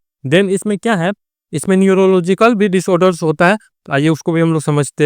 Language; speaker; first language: Hindi; native; Hindi